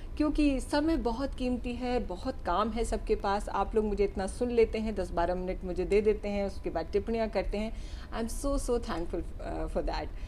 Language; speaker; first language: Hindi; native; Hindi